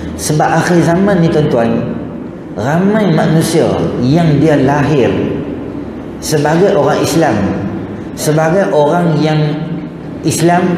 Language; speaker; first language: Malay; native; Malay